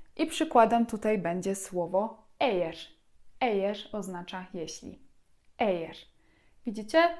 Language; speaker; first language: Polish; native; Polish